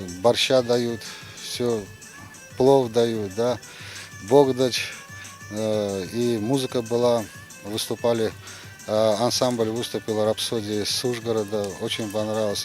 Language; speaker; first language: Russian; non-native, local second language; Ukrainian